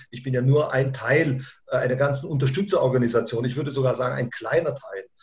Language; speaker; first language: German; native; German